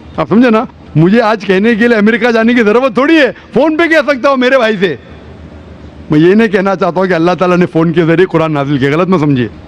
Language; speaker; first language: Urdu; non-native, local second language; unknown